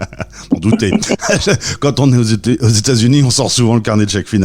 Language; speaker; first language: French; native; French